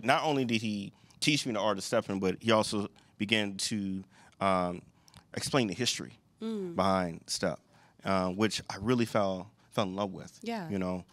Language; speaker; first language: English; native; English